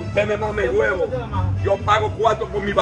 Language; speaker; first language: Spanish; native; Spanish